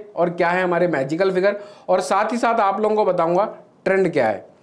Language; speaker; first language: Hindi; native; Hindi